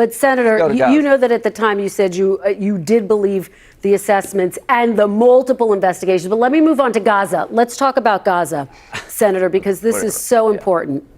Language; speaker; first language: English; native; English